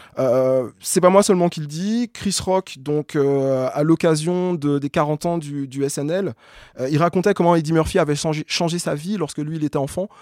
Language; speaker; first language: French; native; French